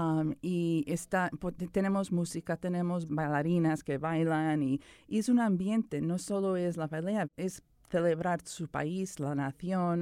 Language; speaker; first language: Spanish; early bilingual, other home language; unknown